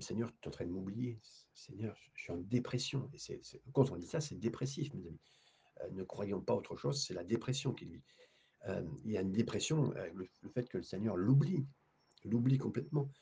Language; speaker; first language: French; native; French